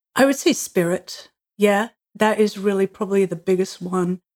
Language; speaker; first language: English; native; English